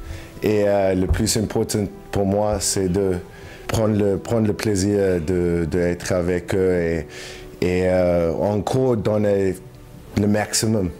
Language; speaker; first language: French; non-native, learner; English